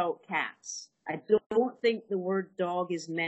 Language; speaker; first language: English; native; English